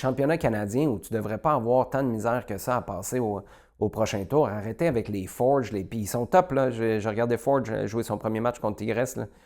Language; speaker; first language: French; native; French